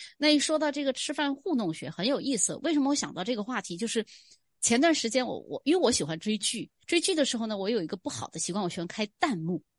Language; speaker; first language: Chinese; native; Chinese